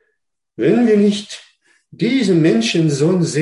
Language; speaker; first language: German; non-native, fluent; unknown